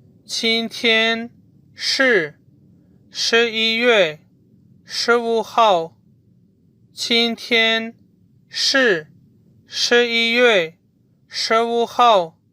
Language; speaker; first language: Chinese; non-native, fluent; Urdu